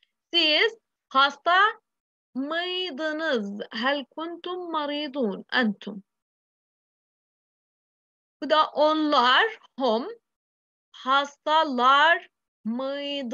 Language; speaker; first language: Arabic; native; Arabic